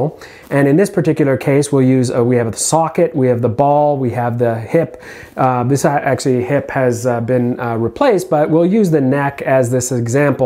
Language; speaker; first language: English; native; English